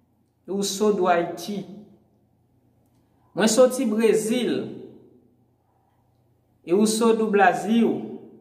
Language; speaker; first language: Portuguese; non-native, fluent; Haitian Creole